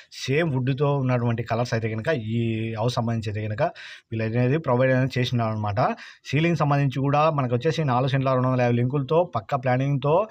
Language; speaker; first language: Telugu; native; Telugu